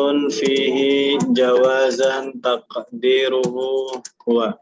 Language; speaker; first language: Arabic; non-native, fluent; Indonesian